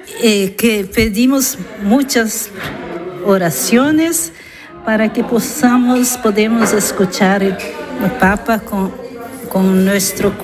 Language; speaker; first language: Spanish; non-native, learner; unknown